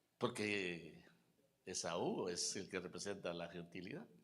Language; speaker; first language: Spanish; native; Spanish